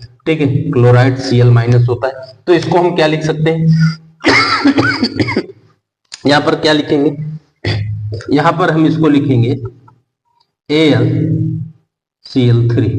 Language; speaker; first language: Hindi; native; Hindi